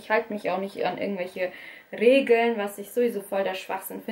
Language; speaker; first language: German; early bilingual, other home language; Russian